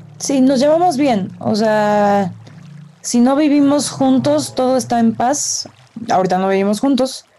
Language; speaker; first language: Spanish; native; Spanish